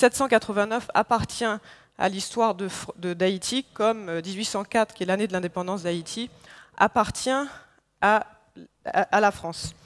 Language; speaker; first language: French; non-native, local second language; Haitian Creole